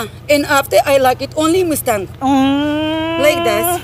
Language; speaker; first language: English; non-native, learner; Russian